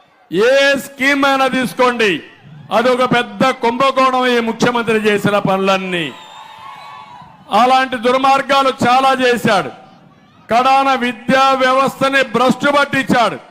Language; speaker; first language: Telugu; native; Telugu